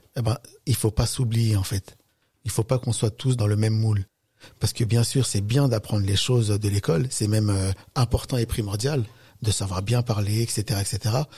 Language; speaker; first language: French; native; French